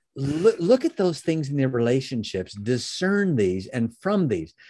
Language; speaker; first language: English; native; English